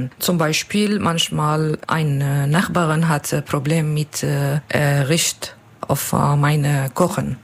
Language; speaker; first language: German; non-native, learner; Arabic